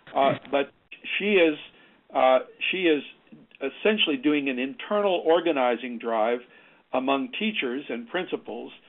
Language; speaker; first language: English; native; English